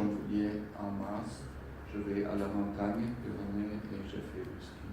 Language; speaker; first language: French; non-native, learner; German